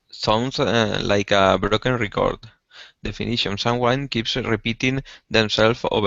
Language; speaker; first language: English; non-native, learner; Spanish